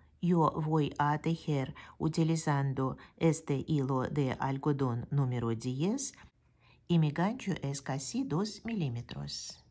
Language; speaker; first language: Spanish; non-native, fluent; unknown